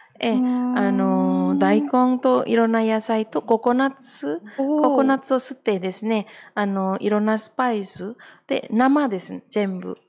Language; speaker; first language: Japanese; non-native, fluent; Indonesian